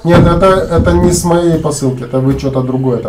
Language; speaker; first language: Russian; native; Russian